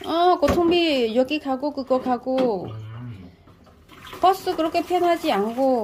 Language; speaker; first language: Korean; non-native, learner; Vietnamese